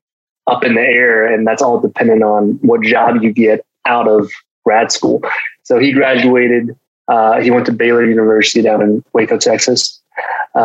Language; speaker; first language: English; early bilingual, other home language; Chinese